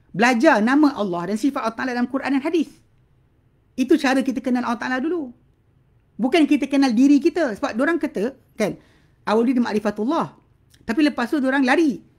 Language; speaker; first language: Malay; native; Malay